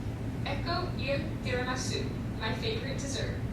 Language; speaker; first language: Italian; non-native, learner; English